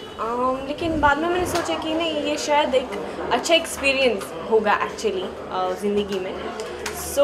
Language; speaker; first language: Hindi; non-native, fluent; Swedish